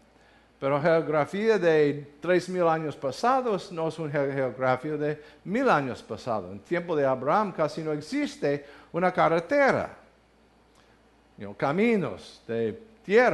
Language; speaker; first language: Spanish; non-native, learner; English